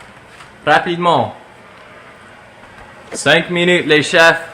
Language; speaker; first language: French; non-native, fluent; English